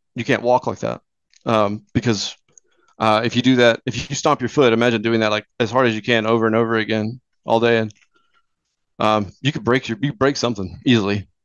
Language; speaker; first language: English; native; English